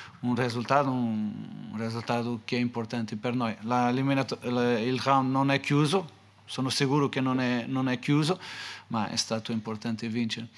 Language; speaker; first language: Italian; non-native, fluent; Portuguese